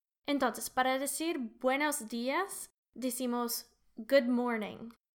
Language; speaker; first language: Spanish; non-native, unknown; English